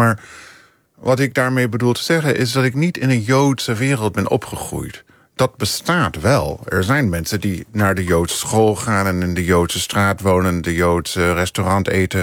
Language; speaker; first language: Dutch; non-native, fluent; English